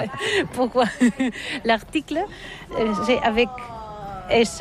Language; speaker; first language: French; non-native, learner; Catalan